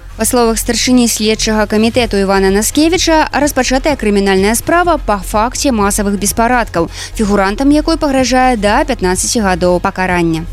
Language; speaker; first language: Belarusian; native; Belarusian